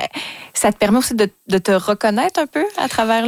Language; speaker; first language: French; native; French